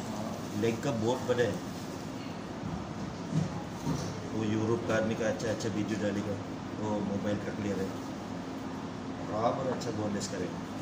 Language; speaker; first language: Hindi; non-native, learner; Filipino